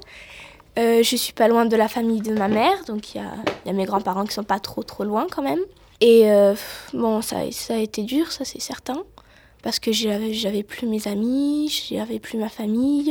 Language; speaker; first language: French; native; French